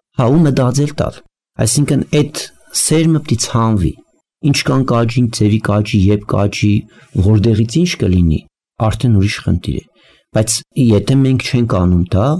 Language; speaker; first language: Armenian; native; Armenian